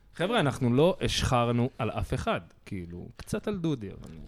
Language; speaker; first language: Hebrew; native; Hebrew